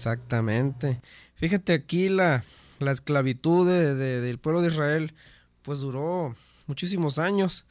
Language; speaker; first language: Spanish; native; Spanish